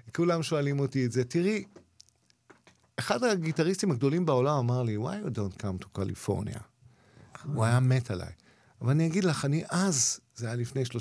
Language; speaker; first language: Hebrew; native; Hebrew